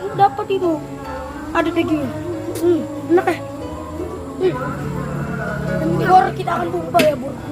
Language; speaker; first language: Indonesian; native; Indonesian